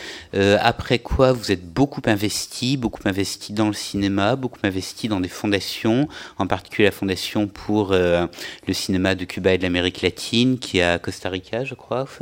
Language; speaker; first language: French; native; French